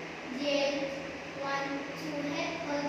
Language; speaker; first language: English; non-native, learner; Vietnamese